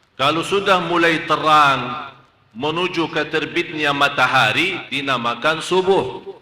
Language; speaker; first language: Malay; non-native, fluent; Arabic